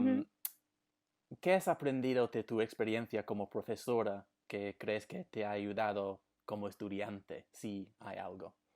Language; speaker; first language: Spanish; non-native, fluent; English